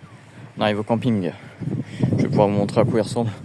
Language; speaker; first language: French; native; French